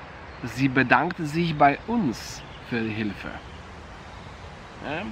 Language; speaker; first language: German; non-native, fluent; Polish